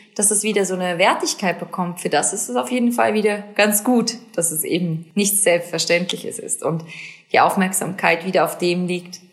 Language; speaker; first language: German; native; German